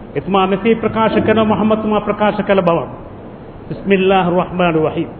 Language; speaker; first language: Sinhala; non-native, local second language; Tamil